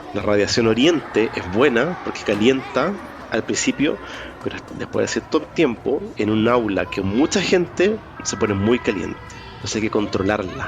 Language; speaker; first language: Spanish; native; Spanish